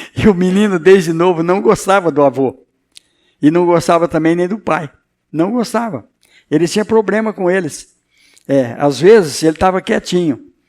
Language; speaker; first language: Portuguese; native; Portuguese